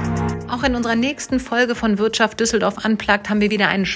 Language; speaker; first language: German; native; German